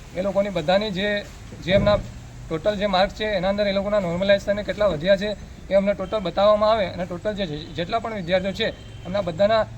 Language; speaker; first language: Gujarati; native; Gujarati